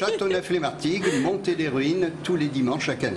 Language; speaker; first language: French; native; French